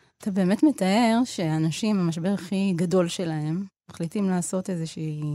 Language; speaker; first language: Hebrew; early bilingual, other home language; Amharic